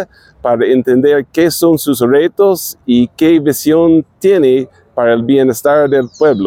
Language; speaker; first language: Spanish; non-native, fluent; English